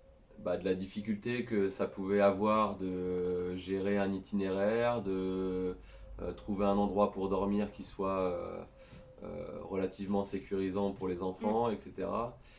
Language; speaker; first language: French; native; French